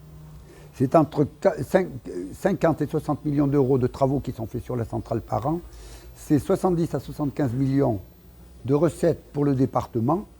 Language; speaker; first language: French; native; French